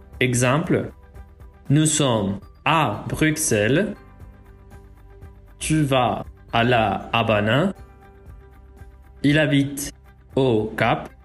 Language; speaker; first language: French; non-native, learner; Spanish